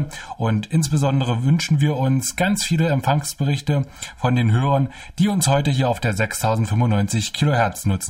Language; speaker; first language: German; native; German